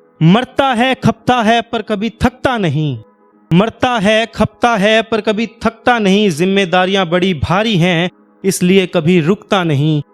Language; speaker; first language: Hindi; native; Hindi